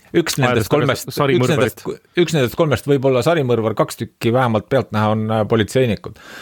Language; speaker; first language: Estonian; native; Estonian